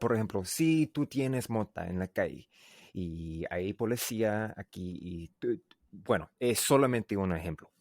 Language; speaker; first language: Spanish; non-native, learner; English